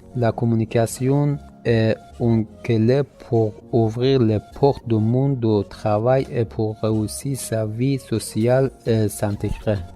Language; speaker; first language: French; non-native, learner; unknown